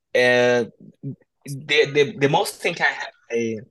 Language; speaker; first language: English; non-native, learner; Portuguese